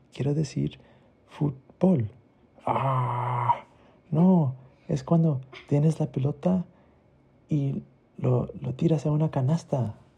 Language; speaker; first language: Spanish; early bilingual, heritage; Spanish